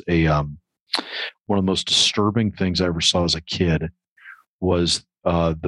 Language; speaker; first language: English; native; English